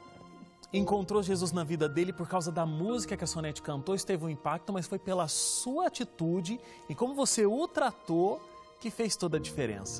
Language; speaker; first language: Portuguese; native; Portuguese